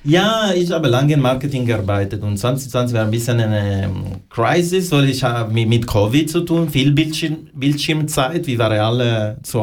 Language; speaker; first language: German; non-native, fluent; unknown